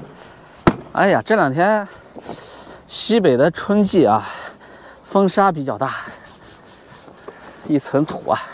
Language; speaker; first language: Chinese; native; Chinese